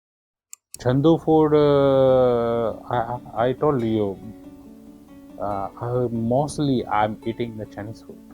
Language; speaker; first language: English; non-native, learner; Urdu